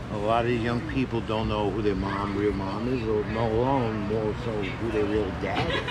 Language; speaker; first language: English; native; English